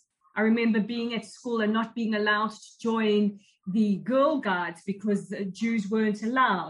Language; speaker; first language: English; native; English